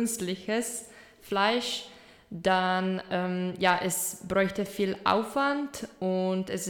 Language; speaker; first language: German; non-native, fluent; Czech